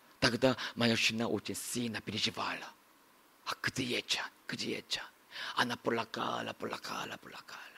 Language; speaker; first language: Russian; non-native, learner; Korean